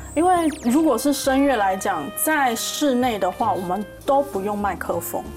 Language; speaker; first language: Chinese; native; Chinese